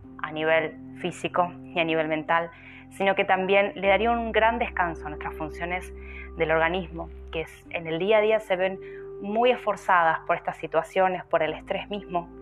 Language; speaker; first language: Spanish; native; Spanish